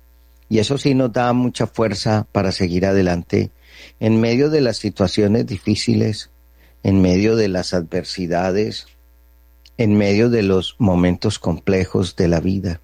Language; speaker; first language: Spanish; native; Spanish